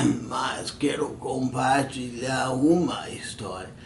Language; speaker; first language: Portuguese; non-native, fluent; English